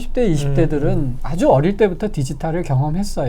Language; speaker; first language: Korean; native; Korean